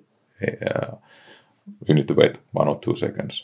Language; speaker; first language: English; non-native, fluent; Finnish